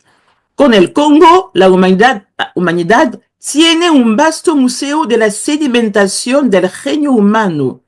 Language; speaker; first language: Spanish; non-native, fluent; Kongo